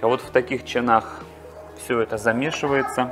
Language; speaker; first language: Russian; native; Russian